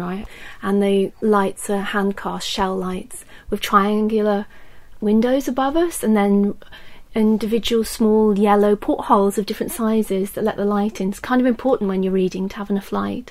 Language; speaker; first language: English; native; English